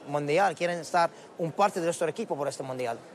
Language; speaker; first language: Spanish; non-native, learner; Arabic